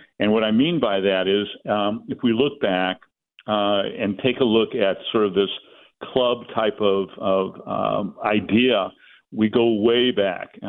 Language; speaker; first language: English; native; English